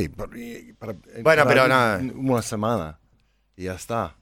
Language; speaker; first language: Spanish; non-native, learner; English